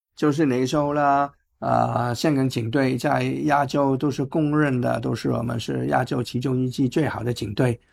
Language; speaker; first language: Chinese; non-native, fluent; Cantonese